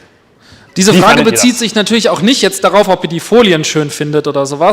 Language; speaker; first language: German; native; German